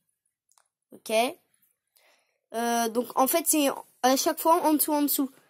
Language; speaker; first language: French; native; French